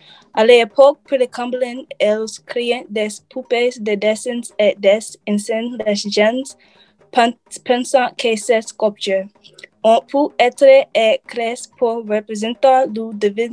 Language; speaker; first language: French; non-native, learner; English